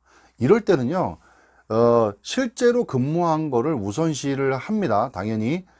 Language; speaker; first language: Korean; native; Korean